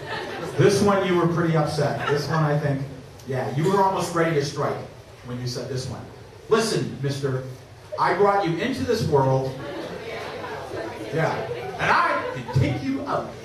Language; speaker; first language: English; native; English